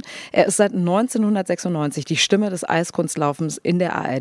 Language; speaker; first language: German; native; German